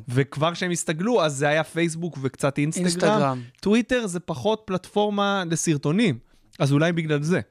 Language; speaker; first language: Hebrew; native; Hebrew